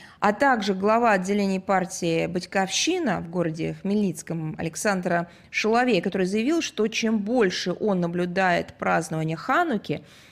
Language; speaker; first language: Russian; native; Russian